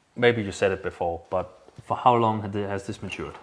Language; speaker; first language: English; non-native, fluent; Danish